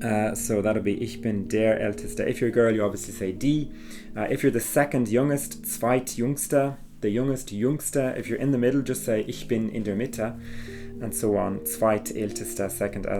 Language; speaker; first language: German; non-native, fluent; English